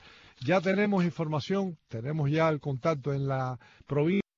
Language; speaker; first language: Spanish; native; Spanish